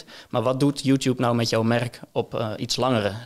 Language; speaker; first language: Dutch; native; Dutch